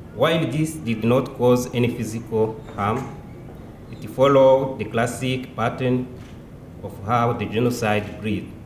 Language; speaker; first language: English; non-native, local second language; Kinyarwanda